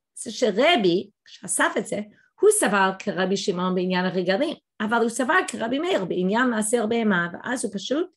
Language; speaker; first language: Hebrew; non-native, fluent; English